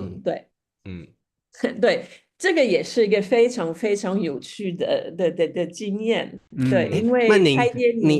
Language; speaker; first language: Chinese; non-native, fluent; French